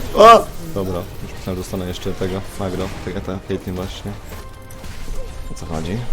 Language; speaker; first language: Polish; native; Polish